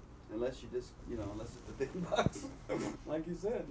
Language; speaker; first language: English; native; English